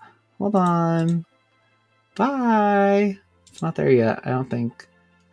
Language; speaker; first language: English; native; English